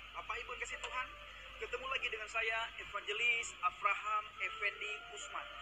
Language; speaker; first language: Indonesian; non-native, local second language; Achinese